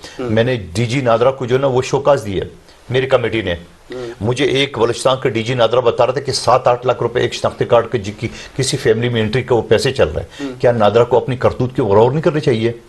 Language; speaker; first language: Urdu; non-native, local second language; Pashto